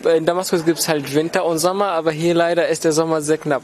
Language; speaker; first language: German; non-native, learner; Arabic